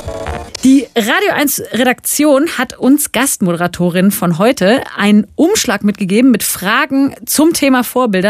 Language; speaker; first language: German; native; German